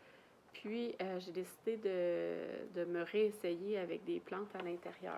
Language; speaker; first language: French; native; French